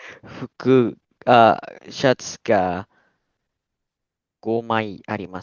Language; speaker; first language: Japanese; non-native, learner; Malay